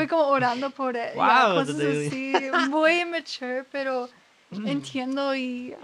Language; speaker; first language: Spanish; non-native, learner; English